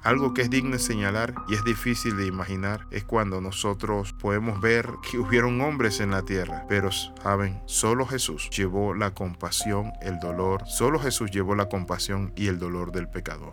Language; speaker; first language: Spanish; native; Spanish